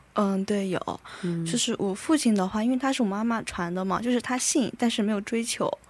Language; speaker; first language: Chinese; native; Chinese